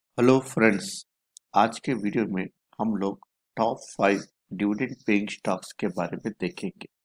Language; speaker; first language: Hindi; non-native, local second language; Telugu